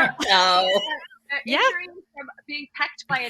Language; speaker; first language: English; native; English